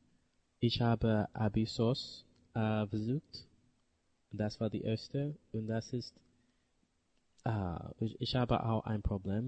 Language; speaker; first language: German; non-native, learner; English